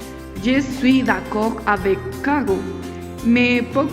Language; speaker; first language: French; non-native, learner; Spanish